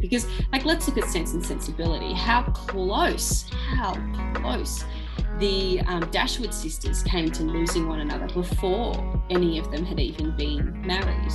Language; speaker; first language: English; native; English